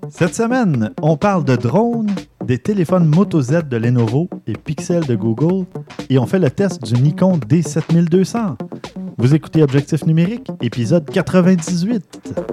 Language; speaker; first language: French; native; French